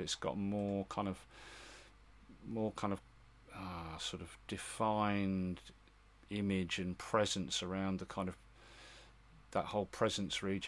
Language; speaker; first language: English; native; English